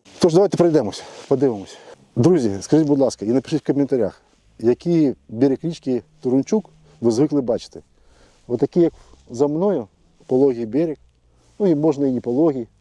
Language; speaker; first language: Ukrainian; non-native, local second language; Russian